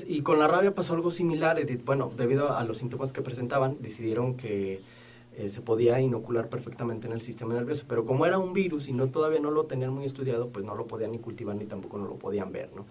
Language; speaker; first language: Spanish; native; Spanish